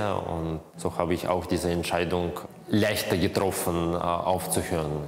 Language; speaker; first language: German; non-native, fluent; Russian